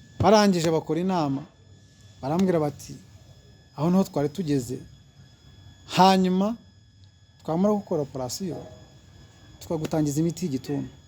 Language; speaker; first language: Kinyarwanda; early bilingual, heritage; Kinyarwanda